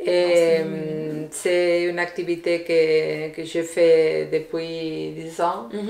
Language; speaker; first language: French; non-native, learner; Spanish